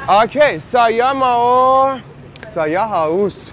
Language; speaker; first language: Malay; non-native, learner; Persian